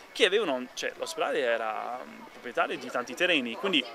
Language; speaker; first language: Italian; non-native, fluent; English